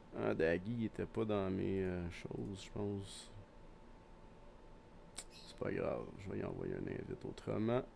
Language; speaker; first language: French; native; French